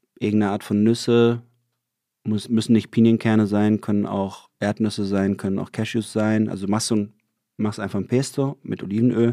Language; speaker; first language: German; native; German